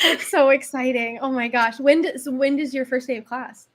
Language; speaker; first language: English; native; English